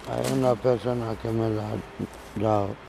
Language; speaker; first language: Spanish; non-native, learner; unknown